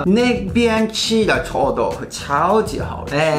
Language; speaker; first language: Chinese; non-native, fluent; Japanese